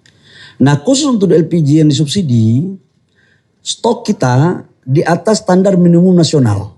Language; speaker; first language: Indonesian; native; Indonesian